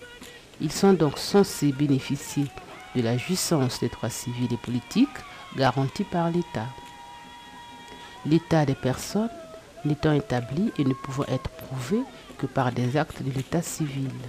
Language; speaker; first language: French; non-native, local second language; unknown